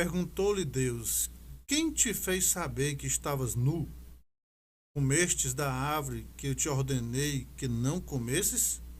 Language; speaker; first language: Portuguese; native; Portuguese